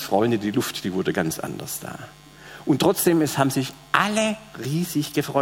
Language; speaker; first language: German; native; German